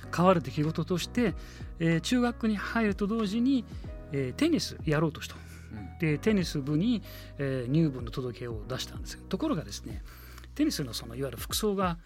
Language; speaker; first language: Japanese; non-native, fluent; Arabic